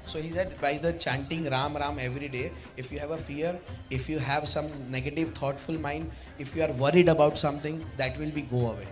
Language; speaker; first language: English; non-native, local second language; Gujarati